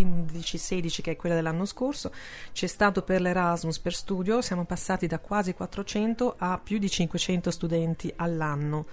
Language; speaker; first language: Italian; native; Italian